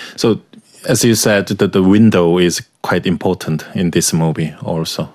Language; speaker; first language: English; non-native, learner; Korean